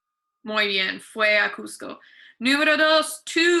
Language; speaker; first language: Spanish; non-native, fluent; English